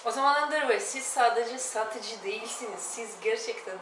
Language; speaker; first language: Turkish; non-native, learner; Russian